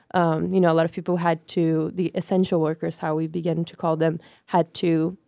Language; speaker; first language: English; non-native, fluent; Portuguese